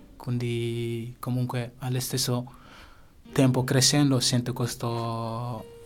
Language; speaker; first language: Italian; non-native, fluent; Bambara